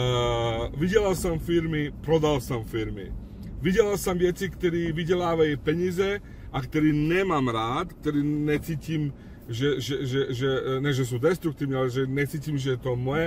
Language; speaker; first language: Czech; non-native, fluent; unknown